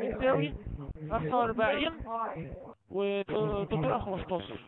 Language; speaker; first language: Arabic; native; Arabic